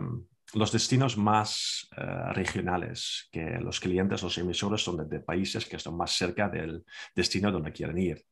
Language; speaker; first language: Spanish; non-native, fluent; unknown